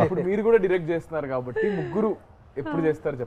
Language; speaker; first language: Telugu; native; Telugu